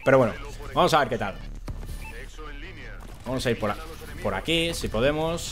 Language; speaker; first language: Spanish; native; Spanish